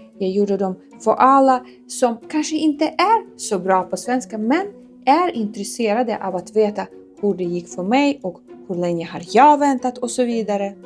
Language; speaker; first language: Swedish; non-native, fluent; Ukrainian